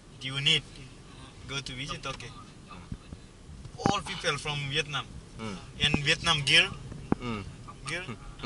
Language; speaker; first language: English; non-native, learner; Vietnamese